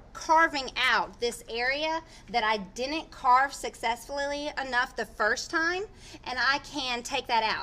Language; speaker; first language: English; native; English